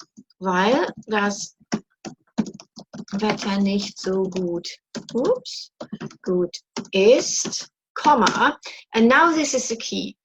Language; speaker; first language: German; non-native, fluent; English